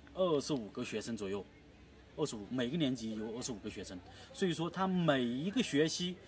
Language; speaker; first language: Chinese; native; Chinese